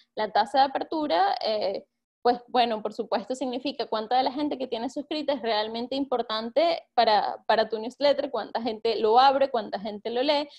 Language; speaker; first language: Spanish; native; Spanish